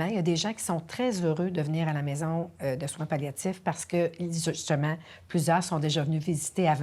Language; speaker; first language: French; native; French